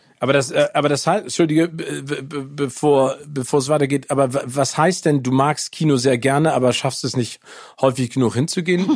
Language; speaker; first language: German; early bilingual, other home language; English